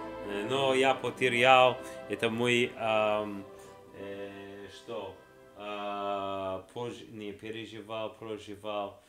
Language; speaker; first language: Russian; non-native, learner; English